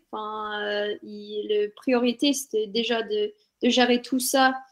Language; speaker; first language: French; non-native, fluent; English